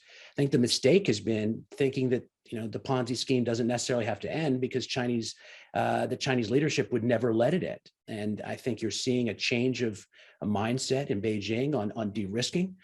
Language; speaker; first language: English; native; English